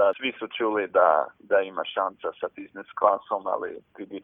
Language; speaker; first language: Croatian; early bilingual, heritage; English